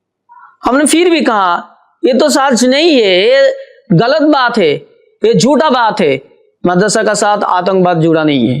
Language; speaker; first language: Hindi; non-native, local second language; Bangla